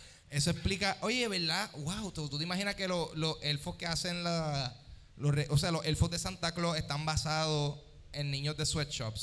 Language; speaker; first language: Spanish; native; Spanish